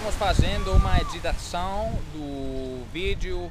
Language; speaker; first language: Portuguese; non-native, learner; Greek